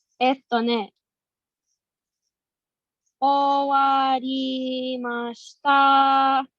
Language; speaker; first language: Japanese; non-native, learner; English